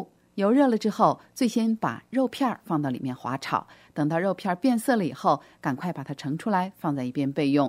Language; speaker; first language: Chinese; native; Chinese